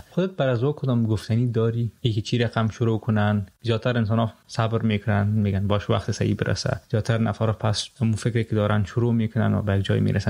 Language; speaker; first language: Persian; native; Persian